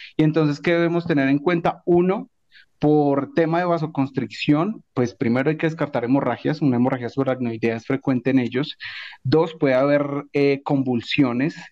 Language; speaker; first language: Spanish; native; Spanish